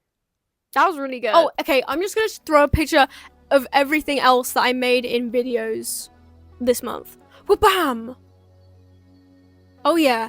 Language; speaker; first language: English; native; English